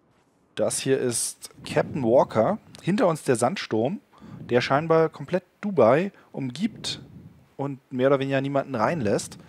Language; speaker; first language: German; native; German